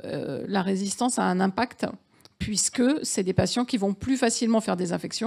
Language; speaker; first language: French; native; French